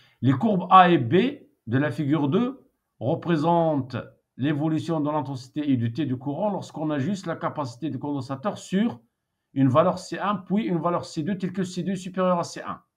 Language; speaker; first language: French; non-native, local second language; Arabic